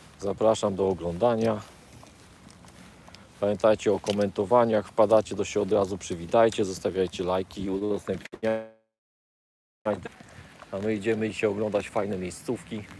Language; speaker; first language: Polish; native; Polish